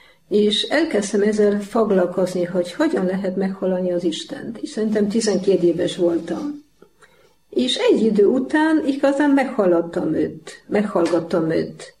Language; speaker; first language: Hungarian; non-native, fluent; Polish